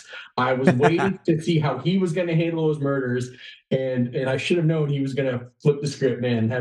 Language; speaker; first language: English; native; English